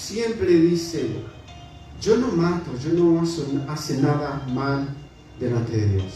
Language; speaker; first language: Spanish; non-native, fluent; Haitian Creole